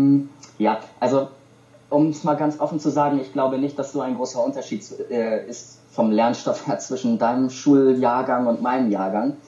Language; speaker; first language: German; native; German